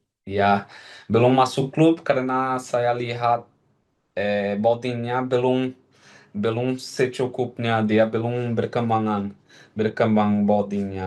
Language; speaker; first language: Indonesian; non-native, fluent; Portuguese